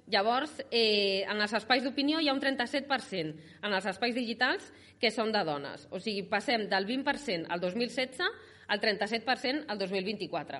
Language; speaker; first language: Catalan; native; Catalan